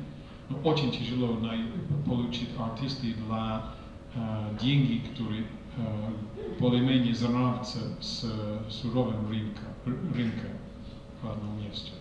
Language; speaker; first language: Russian; non-native, fluent; English